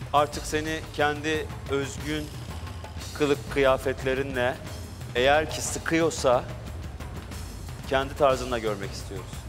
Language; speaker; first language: Turkish; native; Turkish